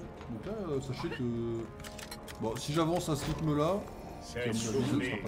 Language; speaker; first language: French; native; French